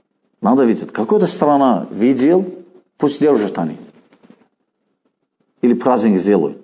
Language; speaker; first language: Russian; non-native, fluent; Azerbaijani